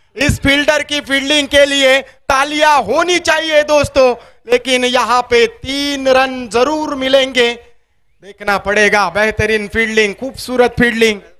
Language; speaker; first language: Hindi; non-native, local second language; Marathi